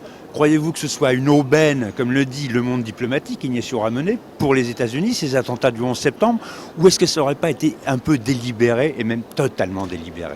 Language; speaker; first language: French; native; French